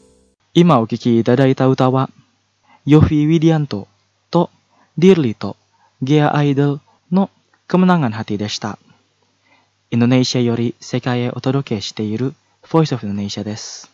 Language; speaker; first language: Japanese; non-native, fluent; Indonesian